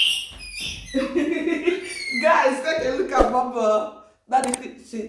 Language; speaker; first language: English; non-native, local second language; Igbo